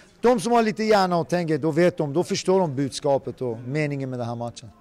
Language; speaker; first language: Swedish; early bilingual, other home language; Persian